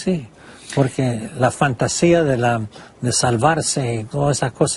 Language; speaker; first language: Spanish; non-native, fluent; English